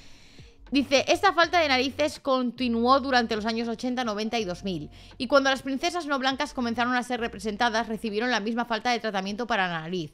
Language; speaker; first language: Spanish; native; Spanish